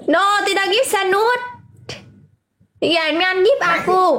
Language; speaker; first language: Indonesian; non-native, learner; Vietnamese